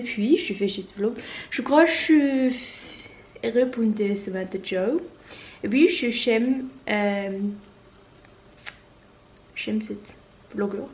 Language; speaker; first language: French; non-native, learner; Norwegian